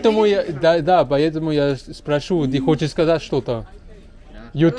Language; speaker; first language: Russian; non-native, learner; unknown